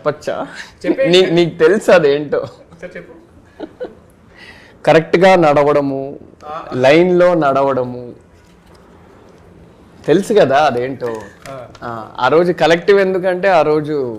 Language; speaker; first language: Telugu; native; Telugu